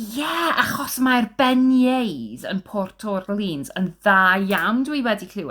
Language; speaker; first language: Welsh; non-native, fluent; English